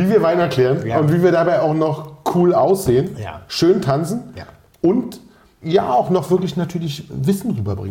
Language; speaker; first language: German; native; German